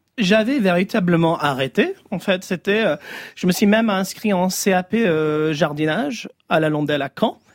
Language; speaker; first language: French; early bilingual, other home language; English